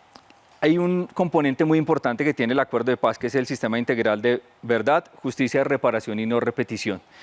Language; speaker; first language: Spanish; native; Spanish